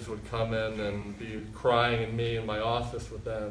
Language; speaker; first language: English; native; English